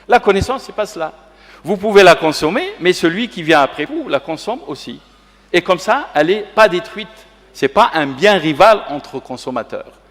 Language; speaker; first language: French; non-native, local second language; Arabic